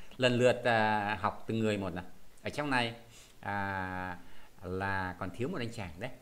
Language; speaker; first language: Vietnamese; native; Vietnamese